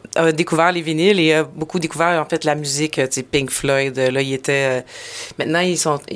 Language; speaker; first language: French; native; French